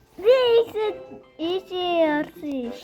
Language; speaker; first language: Mongolian; early bilingual, heritage; Mongolian